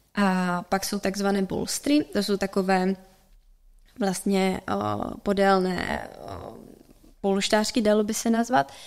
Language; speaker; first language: Czech; native; Czech